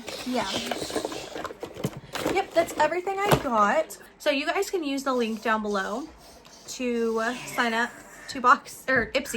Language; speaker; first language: English; native; English